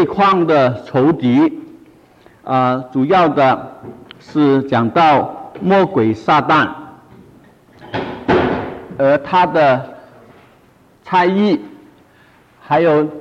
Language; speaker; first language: Chinese; non-native, local second language; Cantonese